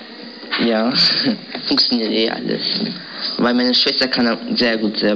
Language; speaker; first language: German; early bilingual, other home language; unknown